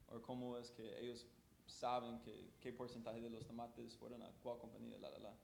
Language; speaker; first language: Spanish; non-native, fluent; English